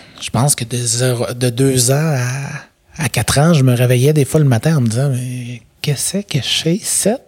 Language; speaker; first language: French; native; French